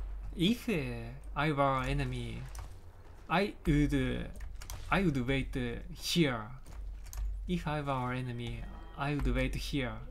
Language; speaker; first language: English; non-native, learner; Japanese